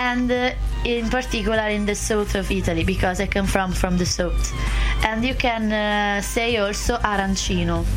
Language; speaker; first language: English; non-native, learner; Italian